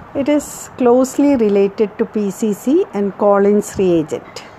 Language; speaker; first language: English; non-native, local second language; Malayalam